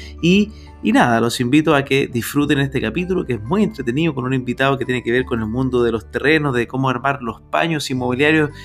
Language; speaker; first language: Spanish; native; Spanish